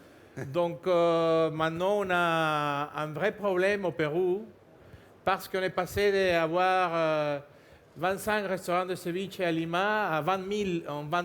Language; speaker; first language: French; non-native, fluent; Spanish